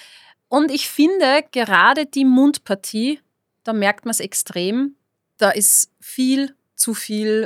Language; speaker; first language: German; native; German